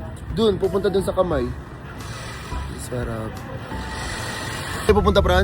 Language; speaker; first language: Filipino; native; Filipino